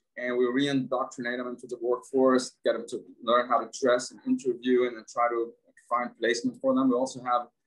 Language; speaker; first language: English; non-native, fluent; Arabic